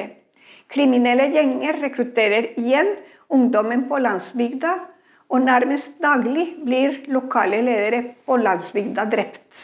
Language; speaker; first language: Norwegian; non-native, fluent; Spanish